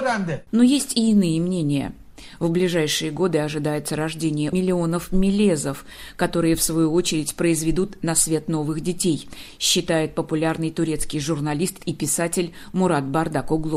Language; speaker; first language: Russian; native; Russian